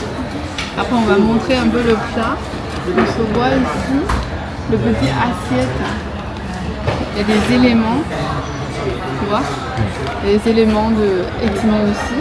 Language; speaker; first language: French; non-native, learner; Chinese